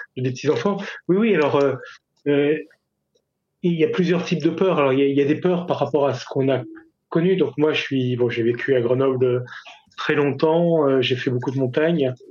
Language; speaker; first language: French; native; French